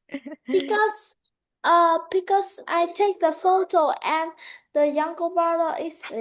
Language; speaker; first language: English; non-native, learner; Vietnamese